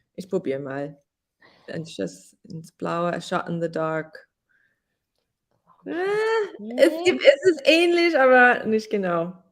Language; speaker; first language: German; non-native, fluent; English